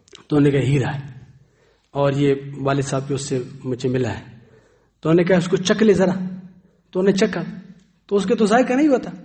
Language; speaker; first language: Urdu; non-native, local second language; Pashto